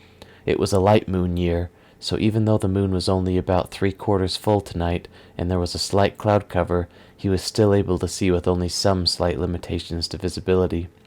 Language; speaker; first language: English; native; English